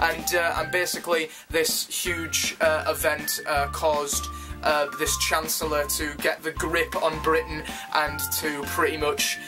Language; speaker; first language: English; native; English